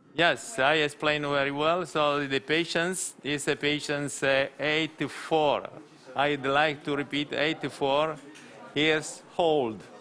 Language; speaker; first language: English; non-native, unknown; Italian